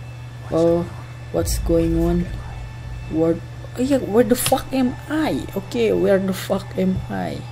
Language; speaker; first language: English; non-native, learner; Indonesian